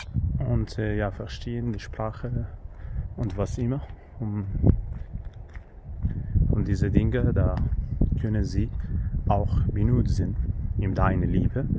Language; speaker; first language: German; non-native, learner; Arabic